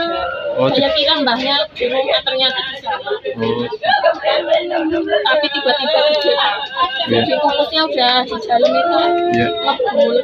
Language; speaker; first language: Indonesian; non-native, local second language; Javanese